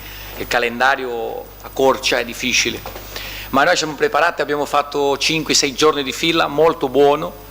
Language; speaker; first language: Italian; non-native, fluent; Portuguese